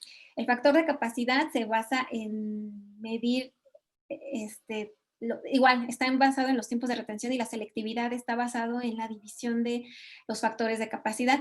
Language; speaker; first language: Spanish; native; Spanish